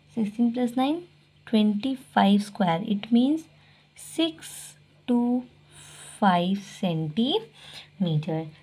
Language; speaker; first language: English; non-native, local second language; Hindi